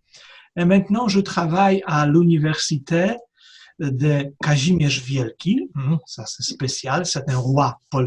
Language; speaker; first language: French; non-native, fluent; Polish